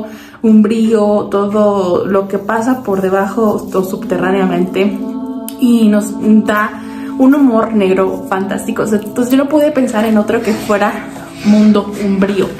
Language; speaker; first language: Spanish; native; Spanish